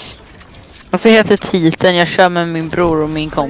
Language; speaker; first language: Swedish; native; Swedish